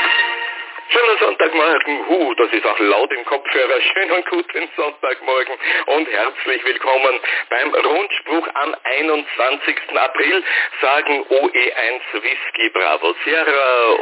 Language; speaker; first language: German; native; German